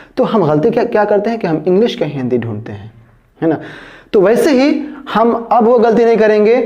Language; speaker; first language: Hindi; native; Hindi